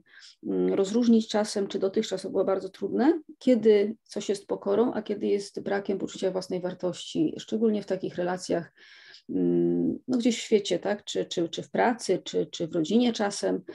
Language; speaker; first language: Polish; native; Polish